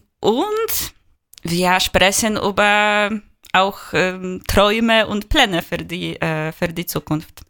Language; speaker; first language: German; non-native, fluent; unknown